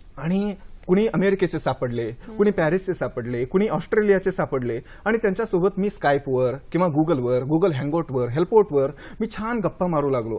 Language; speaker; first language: Marathi; non-native, local second language; Kannada